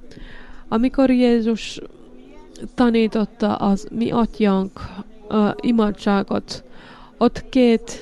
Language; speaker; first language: Hungarian; non-native, learner; Finnish